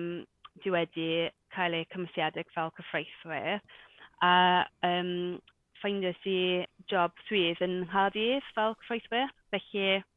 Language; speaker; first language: Welsh; non-native, local second language; English